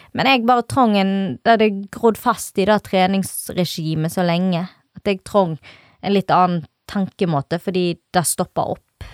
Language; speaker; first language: Norwegian; native; Norwegian